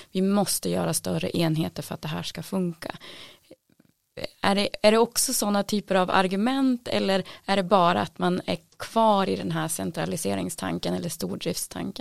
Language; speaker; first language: Swedish; native; Swedish